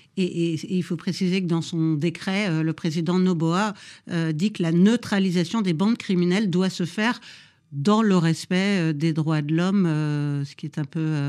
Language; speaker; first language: French; native; French